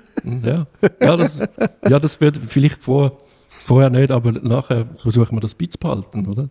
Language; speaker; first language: German; native; German